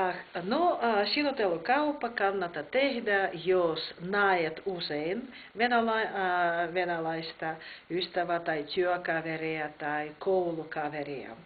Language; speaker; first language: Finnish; non-native, fluent; Russian